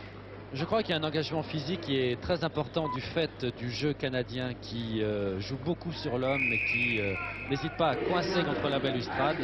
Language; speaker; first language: French; native; French